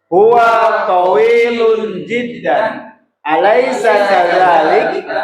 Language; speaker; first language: Arabic; non-native, learner; Indonesian